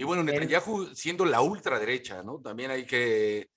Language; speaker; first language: Spanish; native; Spanish